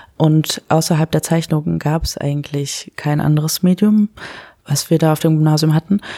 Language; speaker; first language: German; early bilingual, other home language; Kurdish